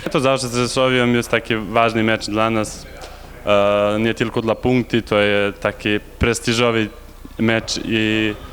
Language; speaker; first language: Polish; non-native, learner; Serbian